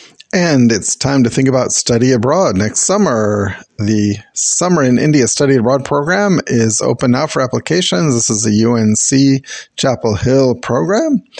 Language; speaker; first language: English; native; English